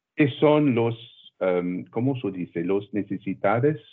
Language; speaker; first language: Spanish; non-native, learner; French